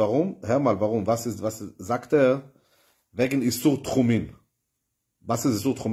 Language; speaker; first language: German; non-native, fluent; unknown